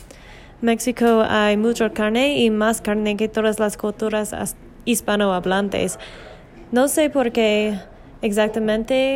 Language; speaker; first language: Spanish; non-native, learner; English